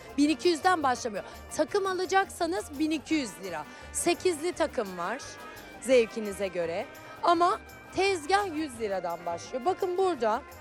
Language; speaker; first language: Turkish; native; Turkish